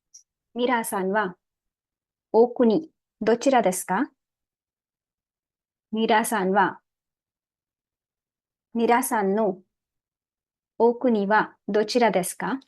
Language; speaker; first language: Japanese; non-native, learner; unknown